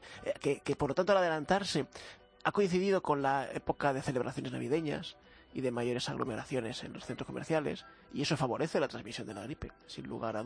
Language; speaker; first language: Spanish; native; Spanish